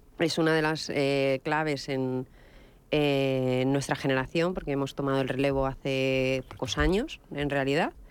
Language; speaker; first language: Spanish; native; Spanish